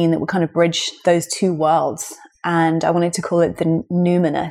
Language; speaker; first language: English; native; English